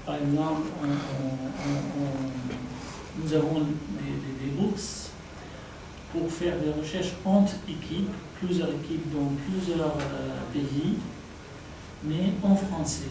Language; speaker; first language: French; non-native, fluent; Arabic